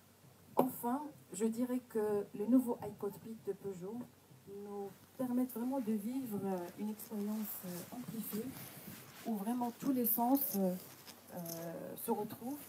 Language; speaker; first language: French; non-native, local second language; Arabic